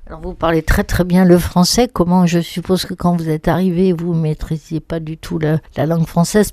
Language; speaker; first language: French; native; French